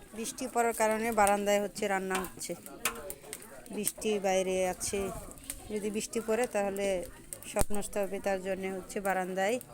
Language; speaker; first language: Bangla; non-native, local second language; Garo